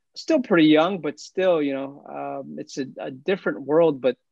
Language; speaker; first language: English; early bilingual, other home language; Filipino